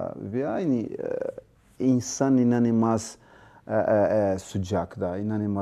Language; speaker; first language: Turkish; non-native, learner; Portuguese